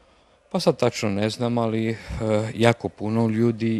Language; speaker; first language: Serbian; non-native, local second language; Romanian